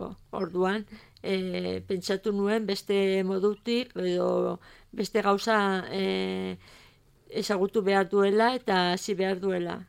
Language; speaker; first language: Basque; non-native, learner; Spanish